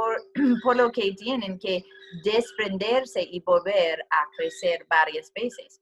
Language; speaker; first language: Spanish; non-native, learner; English